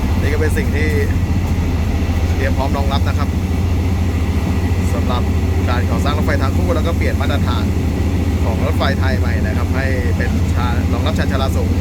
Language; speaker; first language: Thai; native; Thai